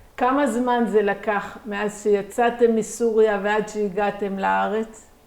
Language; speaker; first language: Hebrew; native; Hebrew